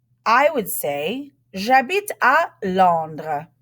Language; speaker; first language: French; non-native, fluent; English